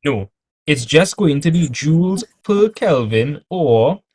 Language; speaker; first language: English; native; English